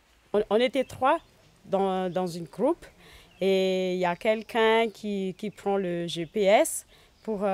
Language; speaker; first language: French; non-native, local second language; Malagasy